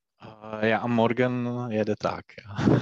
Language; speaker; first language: German; non-native, learner; Czech